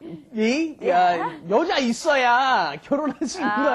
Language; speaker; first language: Korean; non-native, fluent; English